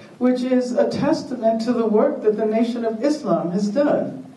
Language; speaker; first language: English; native; English